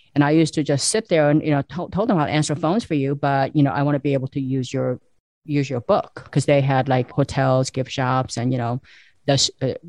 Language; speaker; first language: English; early bilingual, other home language; Korean